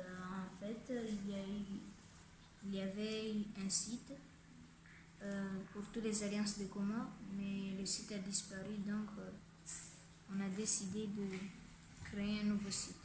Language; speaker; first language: French; non-native, local second language; Comorian